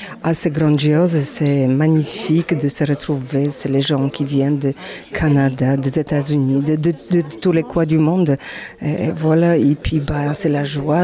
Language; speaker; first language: French; non-native, learner; Polish